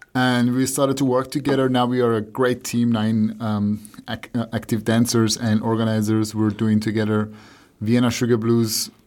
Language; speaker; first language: English; non-native, fluent; Persian